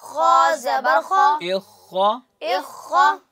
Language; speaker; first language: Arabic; non-native, learner; Urdu